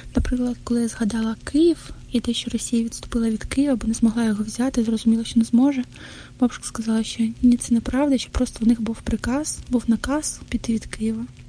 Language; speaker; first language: Ukrainian; non-native, local second language; Russian